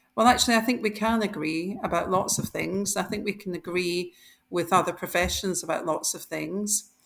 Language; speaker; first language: English; native; English